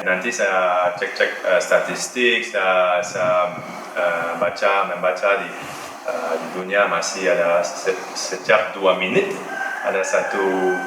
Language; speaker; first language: Indonesian; non-native, learner; Dutch